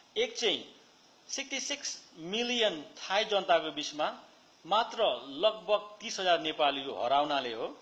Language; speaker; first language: Nepali; early bilingual, heritage; Nepali